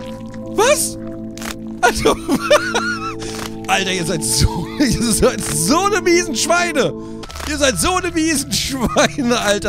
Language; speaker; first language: German; native; German